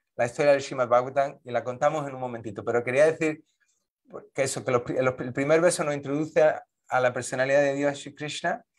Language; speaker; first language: Spanish; native; Spanish